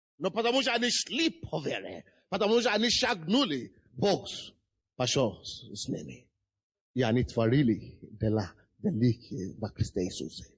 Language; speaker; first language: Russian; non-native, fluent; Yoruba